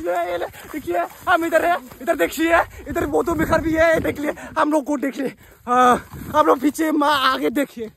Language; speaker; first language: Hindi; non-native, local second language; Bodo